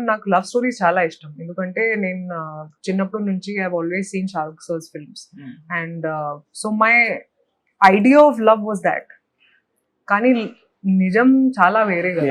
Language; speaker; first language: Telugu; non-native, fluent; Hindi